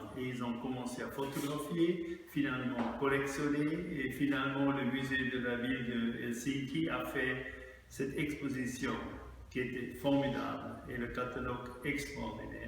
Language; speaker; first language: French; non-native, fluent; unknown